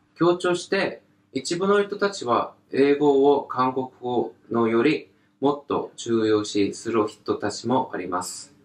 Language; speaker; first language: Japanese; non-native, learner; Korean